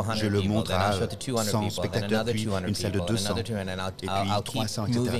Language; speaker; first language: French; non-native, fluent; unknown